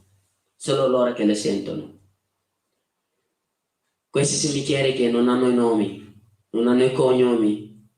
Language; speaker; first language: Italian; non-native, fluent; Wolof